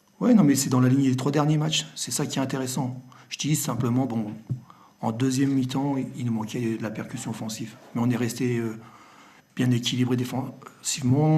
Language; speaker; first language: French; native; French